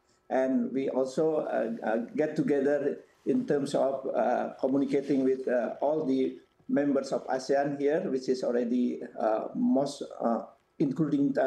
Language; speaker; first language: English; non-native, fluent; Indonesian